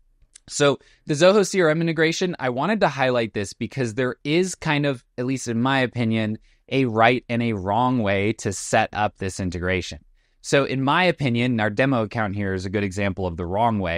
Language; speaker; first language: English; native; English